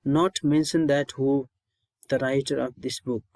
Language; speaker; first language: English; non-native, local second language; Nepali